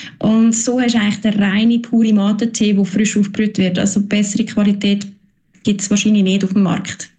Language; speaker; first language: German; native; German